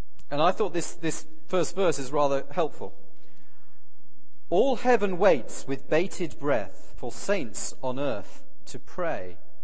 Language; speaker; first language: English; native; English